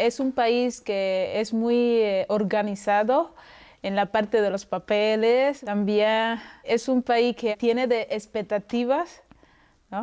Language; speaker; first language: Spanish; non-native, local second language; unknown